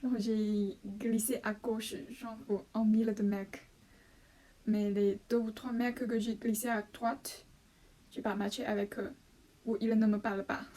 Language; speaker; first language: French; non-native, fluent; Chinese